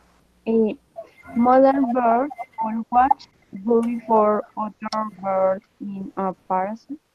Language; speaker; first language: English; non-native, learner; Spanish